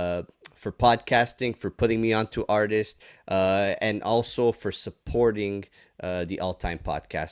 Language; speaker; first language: English; native; English